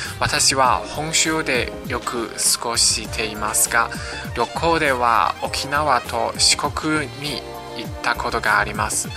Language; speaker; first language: Japanese; non-native, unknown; Chinese